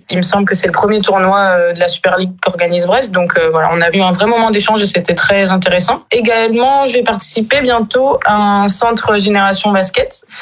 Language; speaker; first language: French; native; French